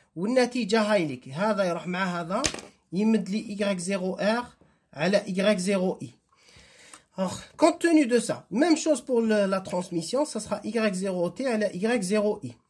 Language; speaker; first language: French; non-native, local second language; Arabic